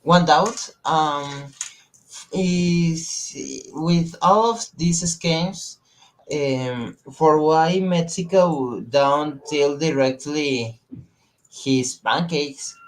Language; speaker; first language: English; non-native, learner; Spanish